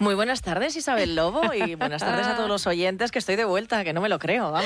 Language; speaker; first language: Spanish; native; Spanish